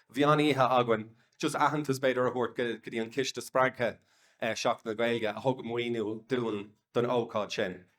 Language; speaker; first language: Irish; non-native, local second language; English